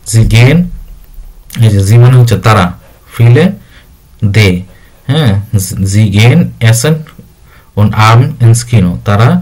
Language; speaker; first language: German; non-native, learner; Bangla